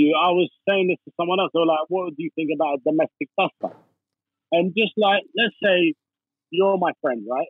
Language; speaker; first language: English; native; English